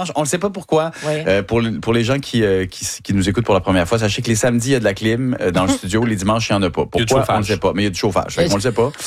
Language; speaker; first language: French; native; French